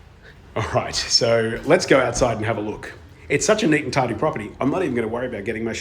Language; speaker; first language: English; native; English